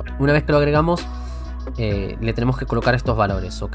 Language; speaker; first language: Spanish; native; Spanish